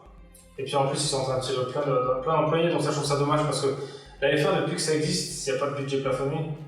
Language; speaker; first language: French; native; French